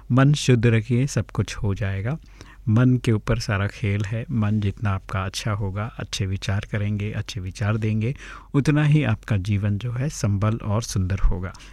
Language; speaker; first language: Hindi; native; Hindi